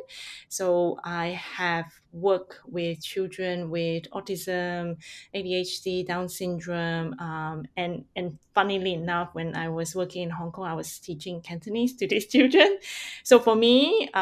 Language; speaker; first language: English; non-native, local second language; Hakka Chinese